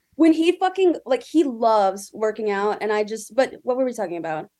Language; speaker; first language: English; native; English